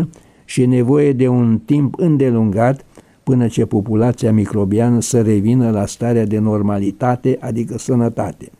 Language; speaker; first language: Romanian; native; Romanian